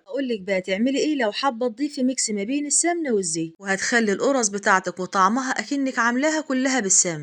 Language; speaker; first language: Arabic; native; Arabic